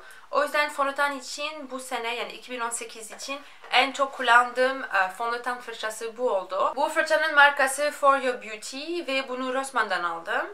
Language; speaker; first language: Turkish; non-native, fluent; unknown